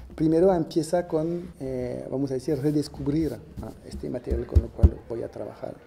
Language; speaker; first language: Spanish; non-native, fluent; French